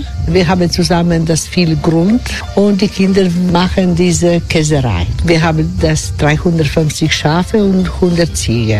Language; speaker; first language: German; non-native, learner; Croatian